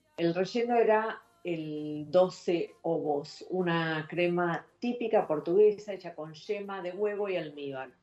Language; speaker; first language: Spanish; native; Spanish